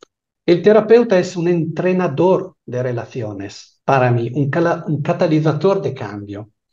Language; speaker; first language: Spanish; non-native, fluent; Italian